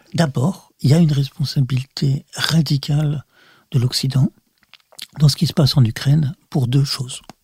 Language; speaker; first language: French; early bilingual, other home language; Russian